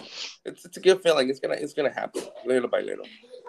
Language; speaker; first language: English; non-native, fluent; Spanish